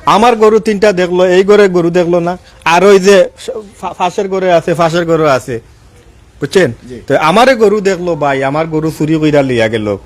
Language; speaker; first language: Bangla; non-native, local second language; Sylheti